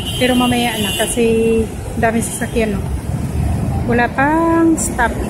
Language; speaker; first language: Filipino; non-native, local second language; Cebuano